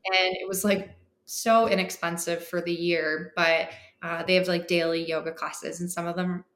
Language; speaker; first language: English; native; English